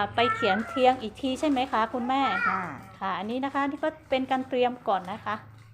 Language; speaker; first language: Thai; non-native, local second language; Hmong